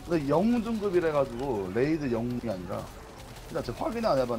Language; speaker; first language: Korean; native; Korean